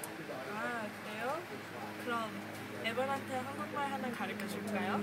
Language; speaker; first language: Korean; non-native, learner; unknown